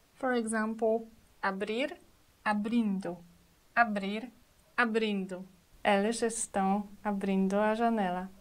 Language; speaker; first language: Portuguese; non-native, fluent; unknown